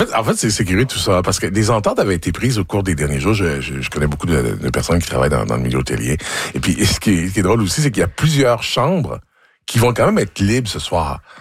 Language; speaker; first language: French; native; French